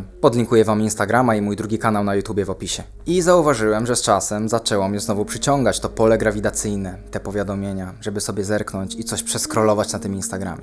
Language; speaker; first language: Polish; native; Polish